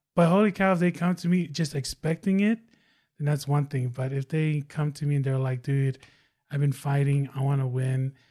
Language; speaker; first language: English; non-native, fluent; Tongan